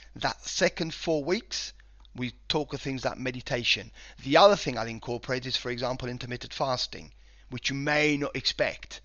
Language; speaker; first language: English; non-native, fluent; Spanish